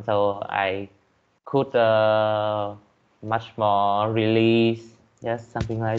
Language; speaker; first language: English; non-native, learner; Vietnamese